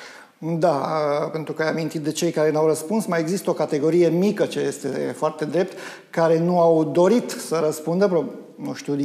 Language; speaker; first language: Romanian; native; Romanian